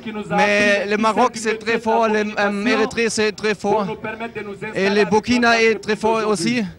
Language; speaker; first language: French; non-native, learner; German